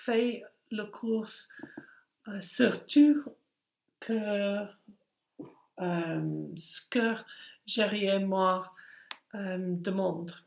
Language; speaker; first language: French; non-native, learner; English